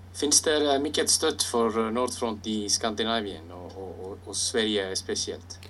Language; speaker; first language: Swedish; non-native, learner; Icelandic